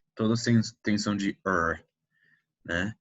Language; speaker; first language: Portuguese; non-native, fluent; English